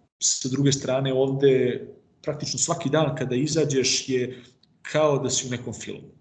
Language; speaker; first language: Bosnian; native; Bosnian